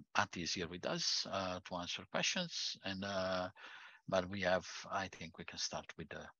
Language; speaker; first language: English; non-native, fluent; Italian